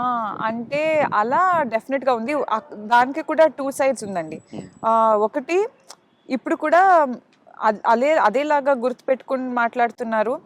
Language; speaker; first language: Telugu; non-native, learner; Kannada